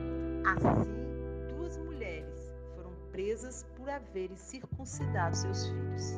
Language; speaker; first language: Portuguese; native; Portuguese